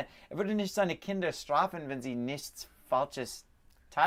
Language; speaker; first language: German; non-native, fluent; English